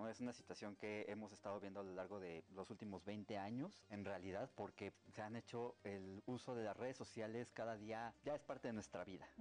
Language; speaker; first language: Spanish; native; Spanish